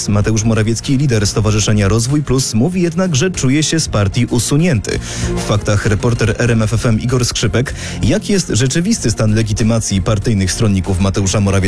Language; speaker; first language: Polish; native; Polish